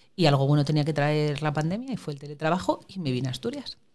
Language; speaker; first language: Spanish; native; Spanish